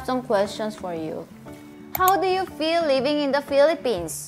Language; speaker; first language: English; non-native, fluent; Korean